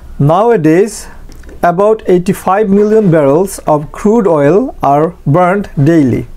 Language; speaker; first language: English; non-native, fluent; Bangla